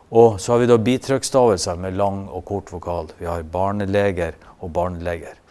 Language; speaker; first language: Norwegian; native; Norwegian